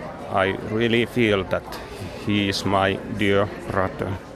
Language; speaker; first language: English; non-native, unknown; Finnish